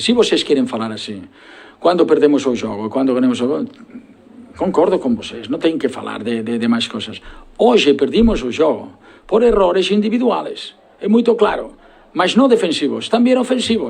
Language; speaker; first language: Portuguese; non-native, learner; Spanish